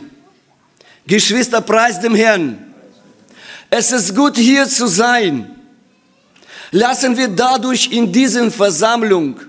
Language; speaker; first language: German; non-native, fluent; Russian